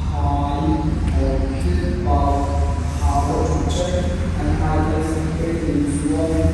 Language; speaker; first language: Vietnamese; non-native, learner; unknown